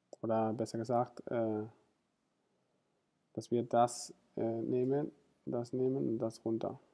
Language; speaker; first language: German; non-native, fluent; Spanish